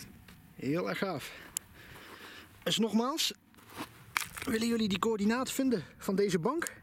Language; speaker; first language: Dutch; native; Dutch